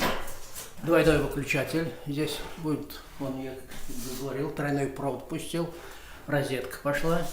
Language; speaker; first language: Russian; native; Russian